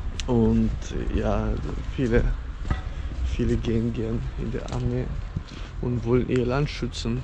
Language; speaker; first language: German; non-native, fluent; Ukrainian